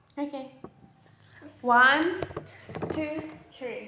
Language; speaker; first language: English; non-native, learner; Indonesian